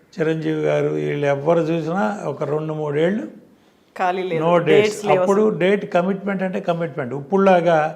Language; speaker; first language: Telugu; native; Telugu